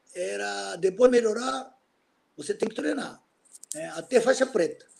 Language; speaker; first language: Portuguese; non-native, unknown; Japanese